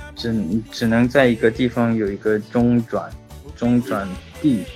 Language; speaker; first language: Chinese; non-native, fluent; Morisyen